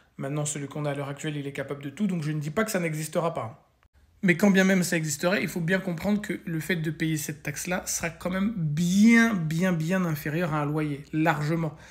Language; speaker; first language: French; native; French